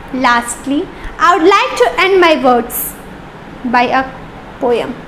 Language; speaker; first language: English; non-native, local second language; Hindi